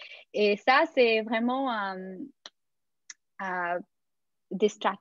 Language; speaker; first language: French; non-native, fluent; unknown